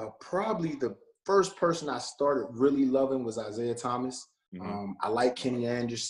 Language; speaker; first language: English; native; English